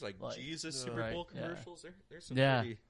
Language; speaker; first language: English; native; English